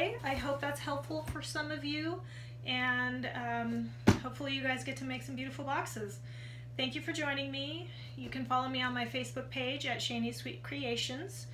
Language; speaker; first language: English; native; English